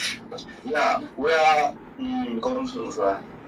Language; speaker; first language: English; non-native, learner; Chinese